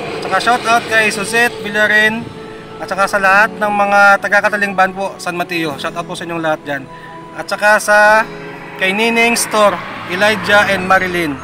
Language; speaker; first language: Filipino; non-native, local second language; Hiligaynon